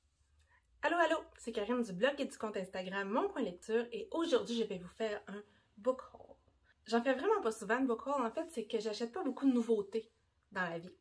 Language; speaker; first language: French; native; French